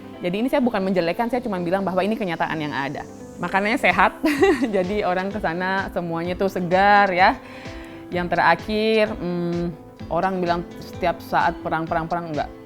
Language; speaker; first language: Indonesian; native; Indonesian